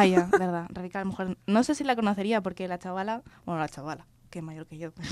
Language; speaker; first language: Spanish; native; Spanish